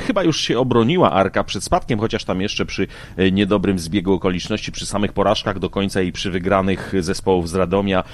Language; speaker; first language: Polish; native; Polish